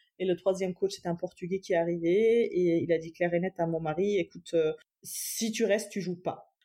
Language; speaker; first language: French; non-native, fluent; German